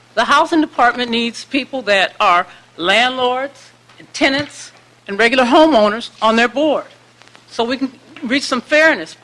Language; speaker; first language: English; native; English